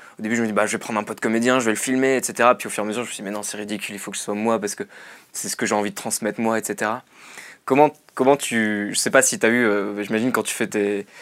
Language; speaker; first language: French; native; French